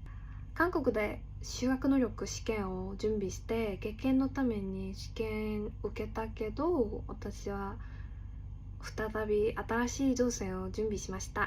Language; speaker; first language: Japanese; non-native, learner; Korean